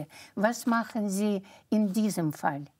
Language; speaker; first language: German; non-native, fluent; Russian